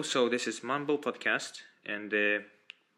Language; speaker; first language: English; non-native, fluent; Russian